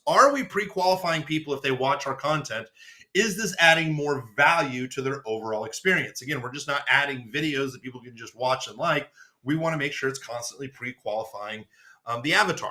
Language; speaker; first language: English; native; English